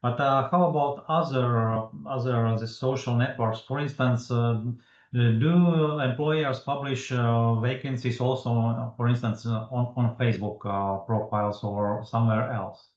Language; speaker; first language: English; non-native, fluent; Latvian